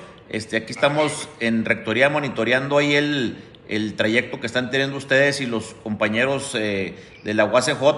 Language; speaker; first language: Spanish; native; Spanish